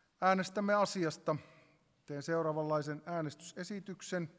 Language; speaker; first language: Finnish; native; Finnish